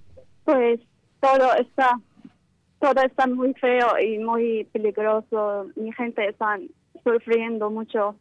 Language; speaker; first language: Spanish; non-native, learner; Kurdish